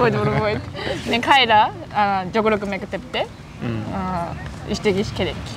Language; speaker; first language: Kyrgyz; non-native, learner; Japanese